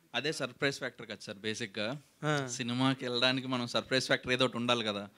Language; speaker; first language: Telugu; native; Telugu